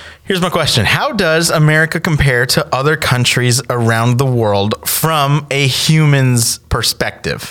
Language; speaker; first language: English; native; English